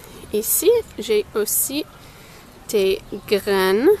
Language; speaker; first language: French; non-native, local second language; English